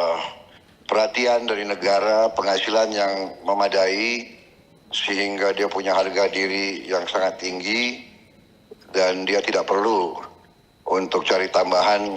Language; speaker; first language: Indonesian; native; Indonesian